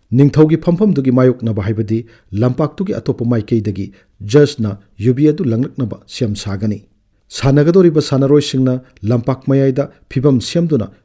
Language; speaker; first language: Manipuri; native; Manipuri